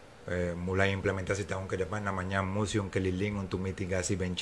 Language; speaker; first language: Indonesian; non-native, fluent; English